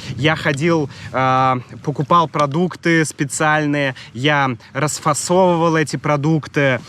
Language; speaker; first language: Russian; native; Russian